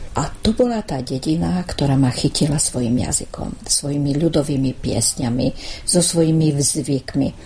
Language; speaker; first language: Slovak; early bilingual, heritage; Slovak